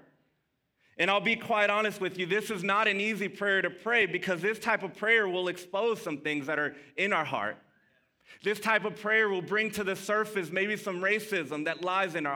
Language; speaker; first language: English; early bilingual, other home language; Spanish